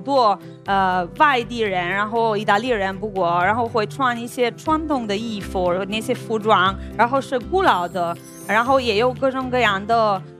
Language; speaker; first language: Chinese; non-native, fluent; Italian